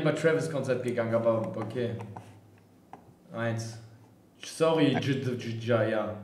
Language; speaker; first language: German; native; German